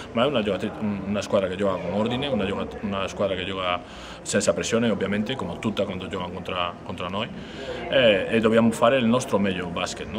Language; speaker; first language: Italian; non-native, learner; Spanish